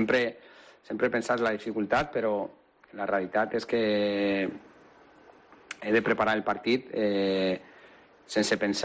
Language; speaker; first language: Catalan; non-native, local second language; Spanish